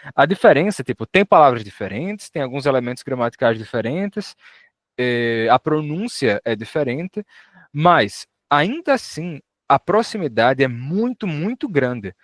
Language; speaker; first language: Portuguese; native; Portuguese